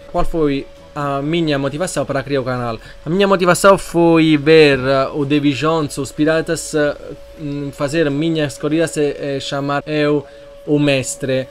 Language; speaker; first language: Portuguese; non-native, learner; Italian